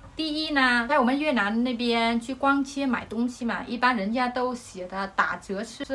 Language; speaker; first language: Chinese; non-native, fluent; Vietnamese